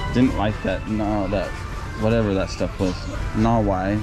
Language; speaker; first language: English; native; English